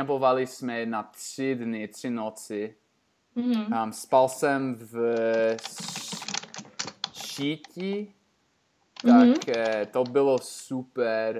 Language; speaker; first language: Czech; non-native, learner; English